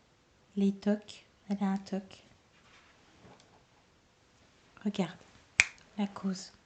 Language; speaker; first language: French; native; French